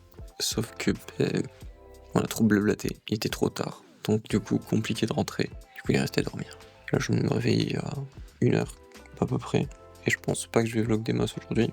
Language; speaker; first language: French; native; French